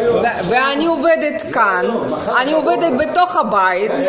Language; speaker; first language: Hebrew; non-native, fluent; Russian